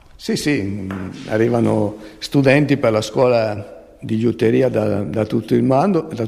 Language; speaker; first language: Italian; native; Italian